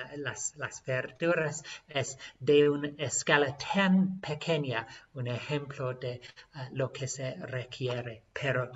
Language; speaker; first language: Spanish; non-native, fluent; English